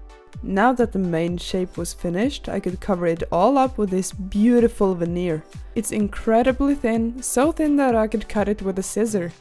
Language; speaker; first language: English; non-native, fluent; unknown